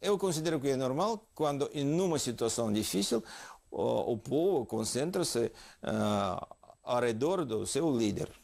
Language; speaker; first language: Portuguese; non-native, fluent; Russian